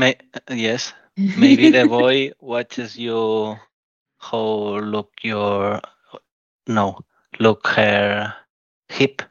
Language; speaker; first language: English; non-native, learner; Spanish